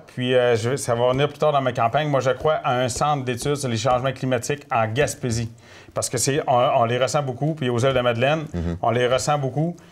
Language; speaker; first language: French; native; French